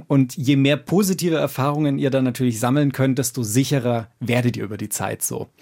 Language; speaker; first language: German; native; German